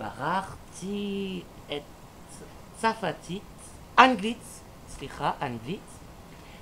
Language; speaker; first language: Hebrew; non-native, learner; French